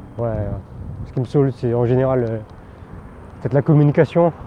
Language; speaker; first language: French; non-native, local second language; Min Nan Chinese